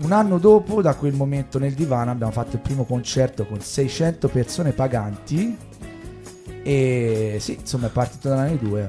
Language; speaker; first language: Italian; native; Italian